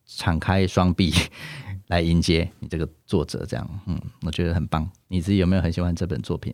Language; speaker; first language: Chinese; native; Chinese